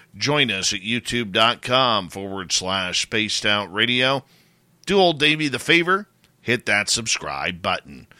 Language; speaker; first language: English; native; English